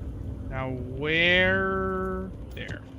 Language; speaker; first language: English; native; English